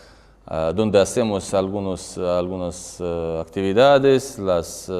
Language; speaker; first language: Spanish; non-native, fluent; Russian